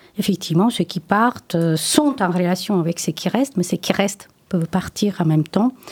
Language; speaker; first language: French; non-native, fluent; Italian